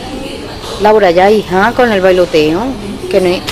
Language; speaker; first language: Spanish; native; Spanish